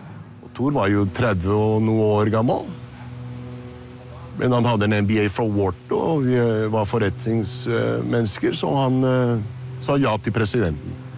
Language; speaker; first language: Norwegian; early bilingual, heritage; Spanish